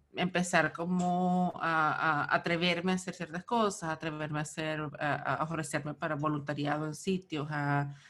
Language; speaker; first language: Spanish; native; Spanish